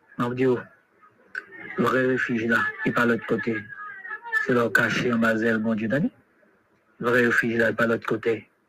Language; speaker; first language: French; non-native, local second language; Haitian Creole